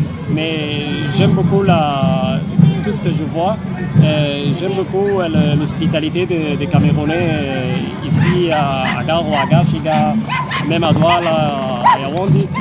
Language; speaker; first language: French; non-native, fluent; Arabic